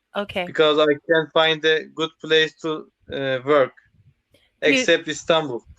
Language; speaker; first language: English; non-native, learner; Turkish